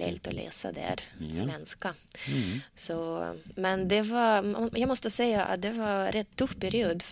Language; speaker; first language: Swedish; non-native, learner; Russian